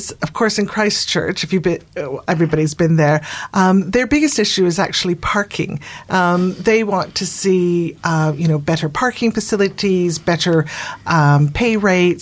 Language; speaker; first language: English; native; English